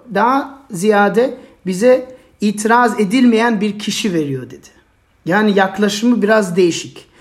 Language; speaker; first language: Turkish; non-native, fluent; German